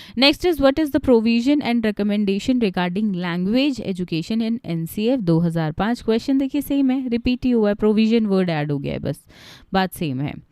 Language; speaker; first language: Hindi; native; Hindi